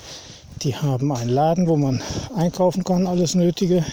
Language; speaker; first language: German; native; German